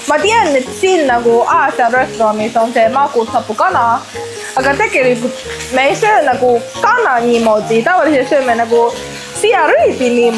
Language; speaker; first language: Estonian; non-native, learner; Chinese